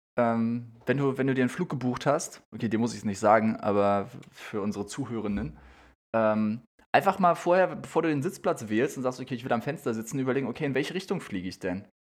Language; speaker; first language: German; native; German